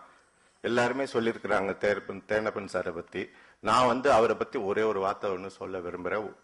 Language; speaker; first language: Tamil; native; Tamil